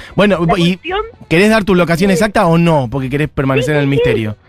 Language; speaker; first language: Spanish; native; Spanish